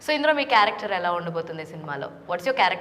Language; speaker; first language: Telugu; native; Telugu